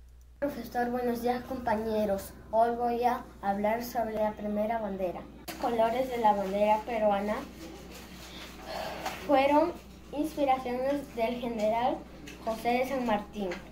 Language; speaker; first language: Spanish; native; Spanish